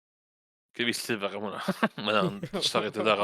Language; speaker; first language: Welsh; native; Welsh